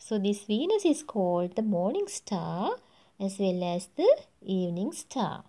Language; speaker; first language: English; non-native, local second language; Sinhala